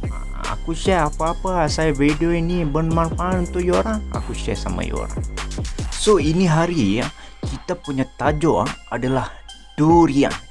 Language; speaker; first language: Malay; native; Malay